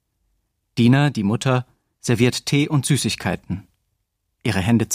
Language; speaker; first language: German; native; German